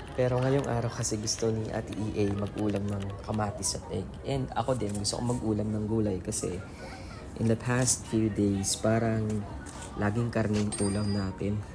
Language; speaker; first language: Filipino; non-native, local second language; Iloko